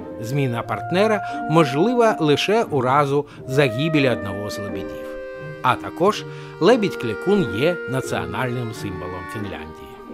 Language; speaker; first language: Ukrainian; non-native, local second language; Russian